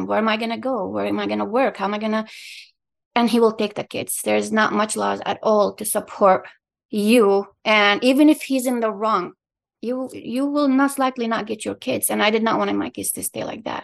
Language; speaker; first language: English; non-native, fluent; Arabic